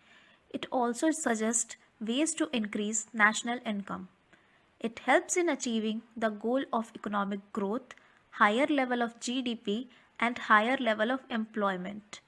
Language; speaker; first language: English; non-native, local second language; Hindi